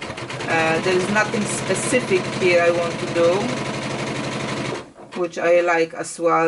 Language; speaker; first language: English; non-native, fluent; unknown